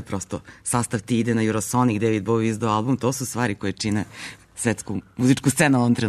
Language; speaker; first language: Serbian; native; Serbian